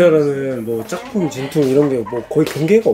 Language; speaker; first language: Korean; native; Korean